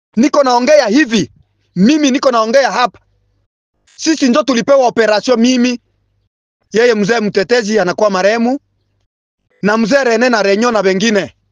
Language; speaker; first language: Swahili; non-native, local second language; Bembe